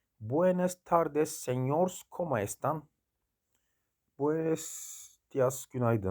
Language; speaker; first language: Spanish; non-native, learner; Turkish